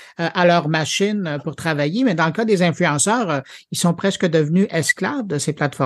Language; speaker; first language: French; native; French